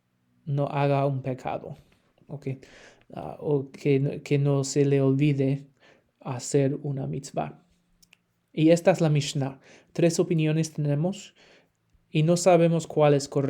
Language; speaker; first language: Spanish; non-native, fluent; English